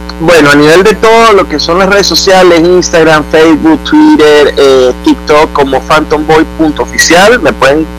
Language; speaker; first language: Spanish; native; Spanish